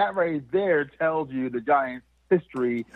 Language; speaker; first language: English; native; English